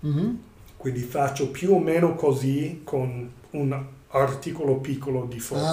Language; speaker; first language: Italian; non-native, learner; English